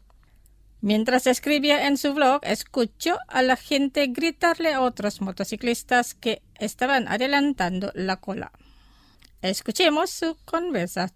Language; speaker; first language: Spanish; non-native, fluent; Indonesian